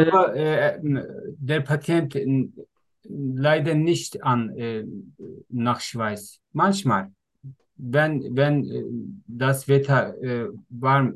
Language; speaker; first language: German; non-native, learner; Turkish